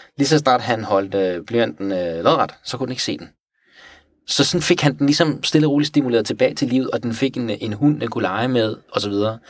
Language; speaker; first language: Danish; early bilingual, other home language; Persian